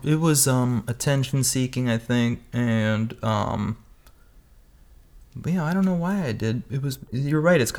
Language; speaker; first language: English; native; English